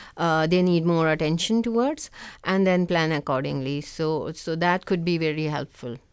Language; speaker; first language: English; non-native, local second language; Urdu